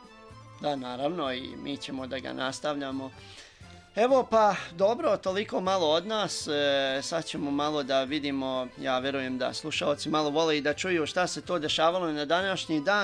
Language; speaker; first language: Serbian; native; Serbian